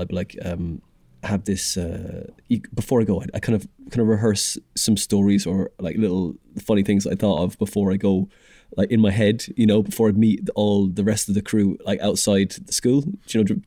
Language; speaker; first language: English; native; English